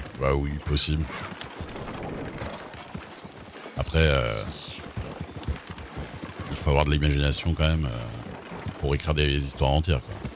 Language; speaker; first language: French; native; French